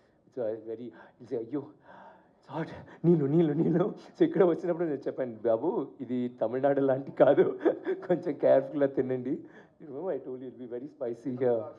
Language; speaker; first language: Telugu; non-native, learner; Tamil